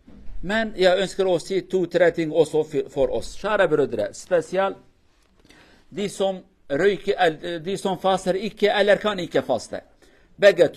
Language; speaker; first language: Norwegian; non-native, learner; Kurdish